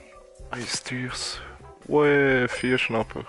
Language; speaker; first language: German; native; German